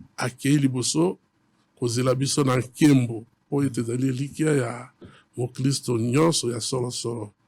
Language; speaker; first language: Lingala; native; Lingala